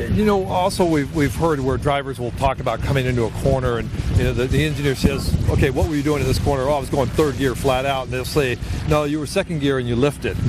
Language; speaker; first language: English; native; English